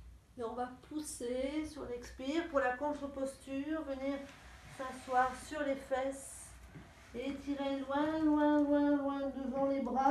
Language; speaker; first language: French; native; French